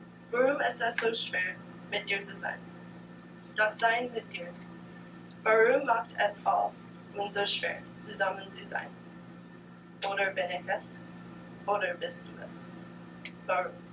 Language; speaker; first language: German; non-native, learner; English